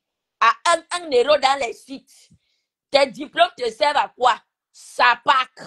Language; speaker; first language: French; non-native, local second language; Lingala